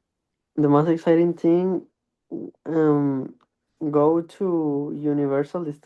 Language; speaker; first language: English; non-native, learner; Spanish